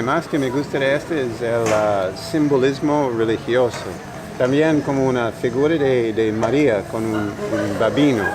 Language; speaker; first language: Spanish; non-native, fluent; English